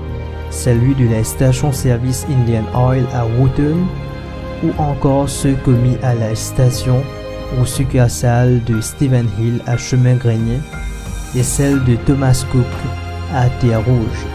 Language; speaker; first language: French; non-native, local second language; Morisyen